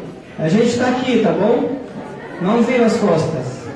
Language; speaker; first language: Portuguese; non-native, fluent; Arabic